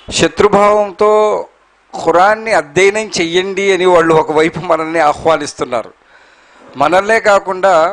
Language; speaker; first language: Telugu; non-native, local second language; Urdu